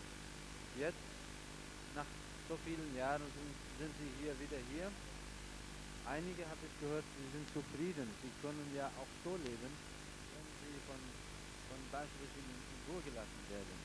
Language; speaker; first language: German; non-native, fluent; Central Kurdish